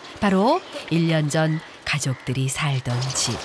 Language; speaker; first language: Korean; native; Korean